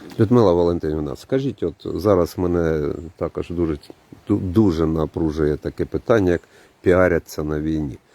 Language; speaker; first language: Ukrainian; native; Ukrainian